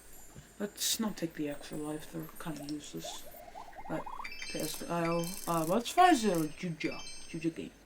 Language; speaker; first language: English; native; English